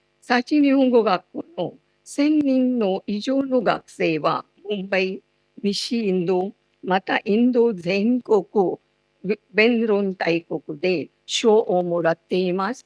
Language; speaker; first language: Japanese; non-native, fluent; Marathi